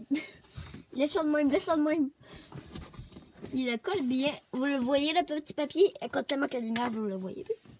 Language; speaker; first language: French; native; French